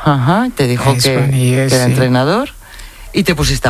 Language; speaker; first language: Spanish; native; Spanish